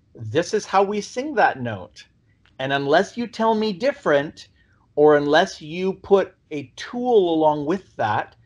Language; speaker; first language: English; native; English